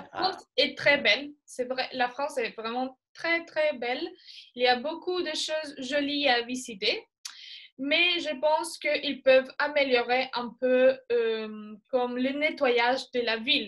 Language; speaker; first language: French; non-native, fluent; Spanish